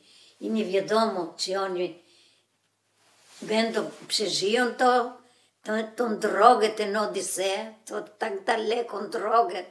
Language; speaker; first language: Polish; early bilingual, other home language; Macedonian